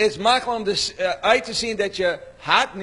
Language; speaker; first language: Dutch; non-native, learner; English